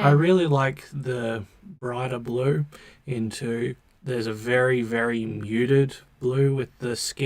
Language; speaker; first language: English; native; English